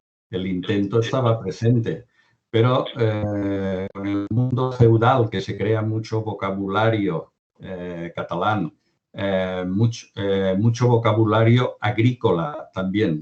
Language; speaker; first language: Spanish; non-native, local second language; Catalan